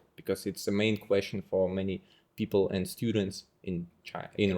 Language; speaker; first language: English; non-native, fluent; Russian